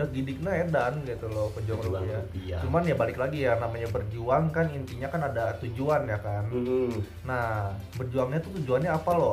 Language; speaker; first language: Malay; non-native, local second language; Sundanese